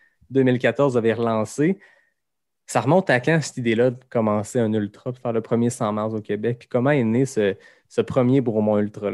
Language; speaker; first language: French; native; French